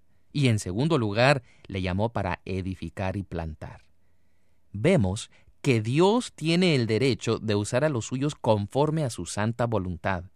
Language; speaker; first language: Spanish; native; Spanish